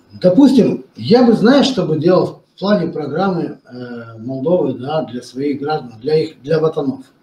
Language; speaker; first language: Russian; non-native, local second language; Romanian